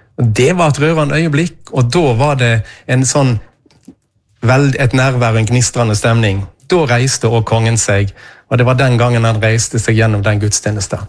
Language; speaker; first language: Norwegian; native; Norwegian